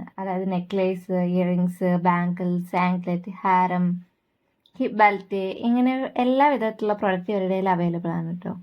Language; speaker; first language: Malayalam; native; Malayalam